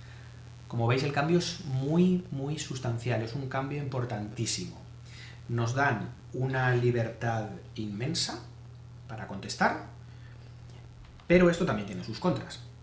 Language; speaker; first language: Spanish; native; Spanish